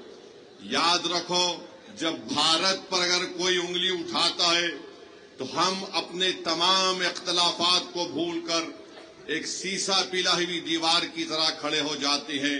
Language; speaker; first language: Urdu; native; Urdu